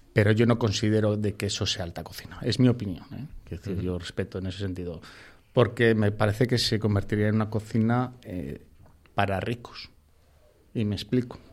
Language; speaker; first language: Spanish; native; Spanish